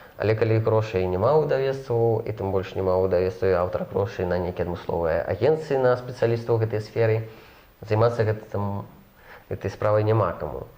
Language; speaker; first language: Belarusian; non-native, local second language; Russian